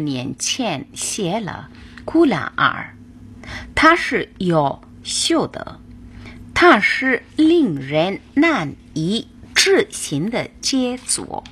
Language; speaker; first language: Chinese; non-native, fluent; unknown